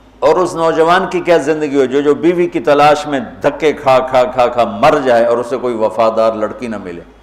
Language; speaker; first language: Urdu; non-native, local second language; Punjabi